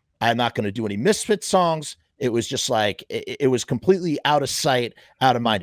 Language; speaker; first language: English; native; English